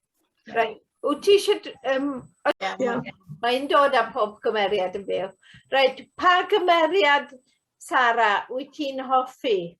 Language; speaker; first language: Welsh; non-native, fluent; English